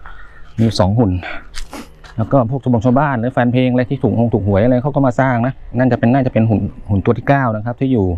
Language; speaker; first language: Thai; native; Thai